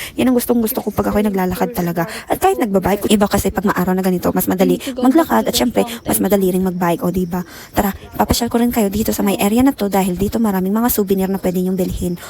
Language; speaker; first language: Filipino; non-native, local second language; Iloko